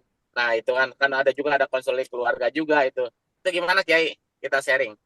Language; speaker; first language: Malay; non-native, local second language; Sundanese